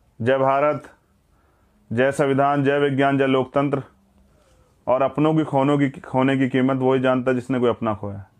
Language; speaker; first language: Hindi; native; Hindi